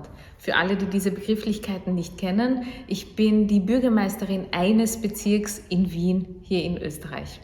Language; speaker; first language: German; early bilingual, other home language; Kurdish